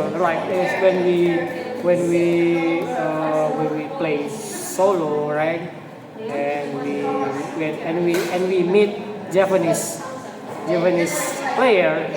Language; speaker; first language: English; non-native, learner; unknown